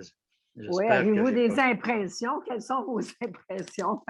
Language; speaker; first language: French; native; French